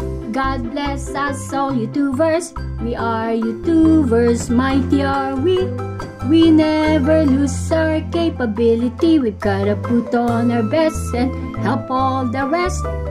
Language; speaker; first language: English; non-native, local second language; Filipino